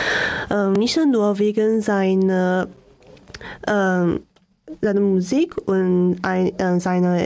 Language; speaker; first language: German; non-native, learner; Chinese